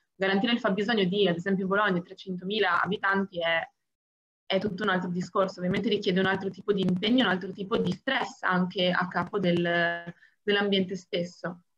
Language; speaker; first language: Italian; native; Italian